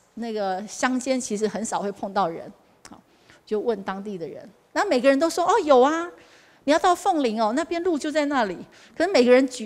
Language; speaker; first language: Chinese; native; Chinese